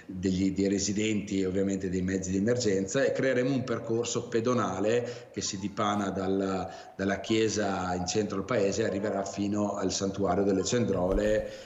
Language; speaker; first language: Italian; native; Italian